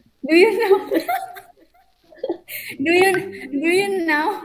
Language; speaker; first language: English; non-native, learner; Indonesian